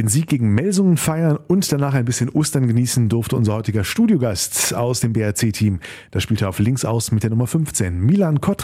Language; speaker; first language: German; native; German